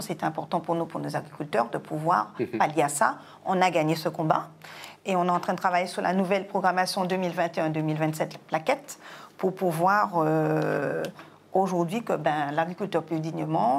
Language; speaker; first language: French; non-native, local second language; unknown